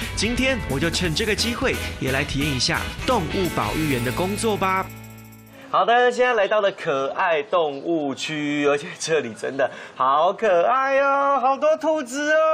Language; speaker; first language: Chinese; native; Chinese